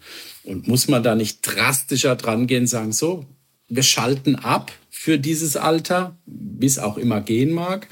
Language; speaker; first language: German; native; German